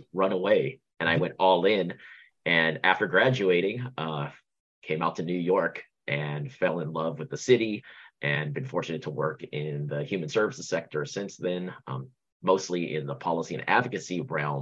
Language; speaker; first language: English; early bilingual, other home language; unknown